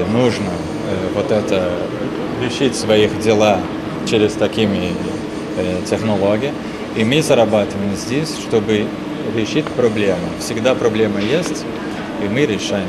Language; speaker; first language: Russian; non-native, learner; Portuguese